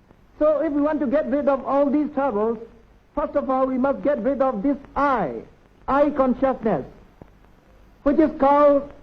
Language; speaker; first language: English; non-native, local second language; Burmese